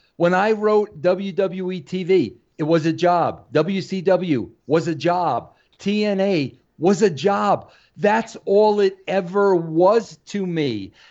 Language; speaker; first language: English; native; English